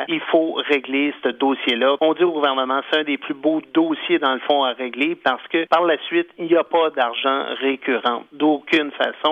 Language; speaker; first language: French; native; French